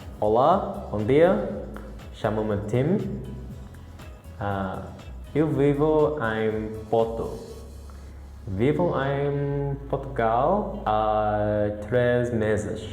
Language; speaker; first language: Portuguese; non-native, learner; English